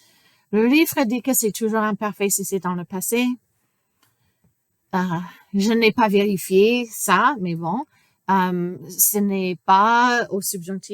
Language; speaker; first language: French; non-native, fluent; English